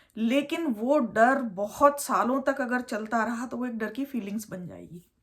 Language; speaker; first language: Hindi; native; Hindi